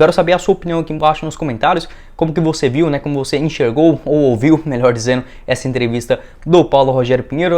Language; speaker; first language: Portuguese; native; Portuguese